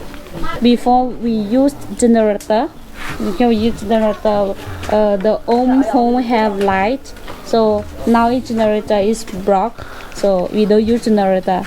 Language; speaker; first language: English; non-native, learner; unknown